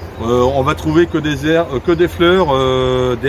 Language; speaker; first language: French; native; French